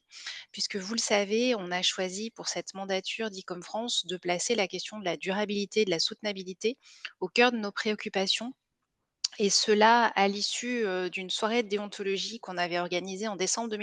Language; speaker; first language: French; native; French